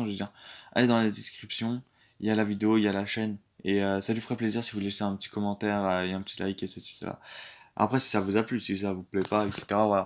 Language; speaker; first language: French; native; French